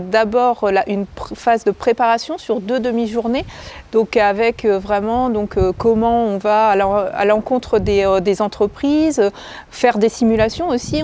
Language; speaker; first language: French; native; French